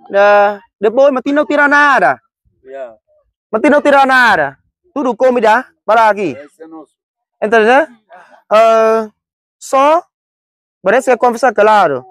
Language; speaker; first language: Portuguese; non-native, learner; Vietnamese